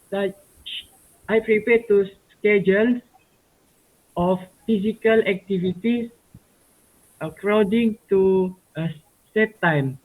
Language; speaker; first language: English; non-native, local second language; Malay